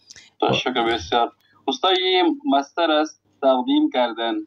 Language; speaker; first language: Persian; non-native, learner; Urdu